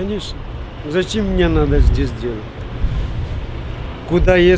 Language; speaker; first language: Russian; non-native, learner; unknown